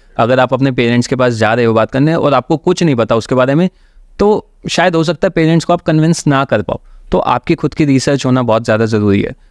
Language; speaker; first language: Hindi; native; Hindi